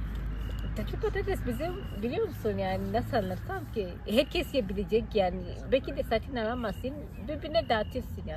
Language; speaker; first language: Turkish; non-native, fluent; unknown